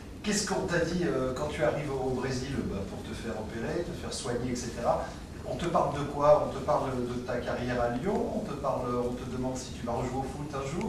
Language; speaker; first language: French; native; French